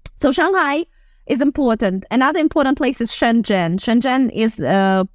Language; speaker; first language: English; non-native, fluent; Russian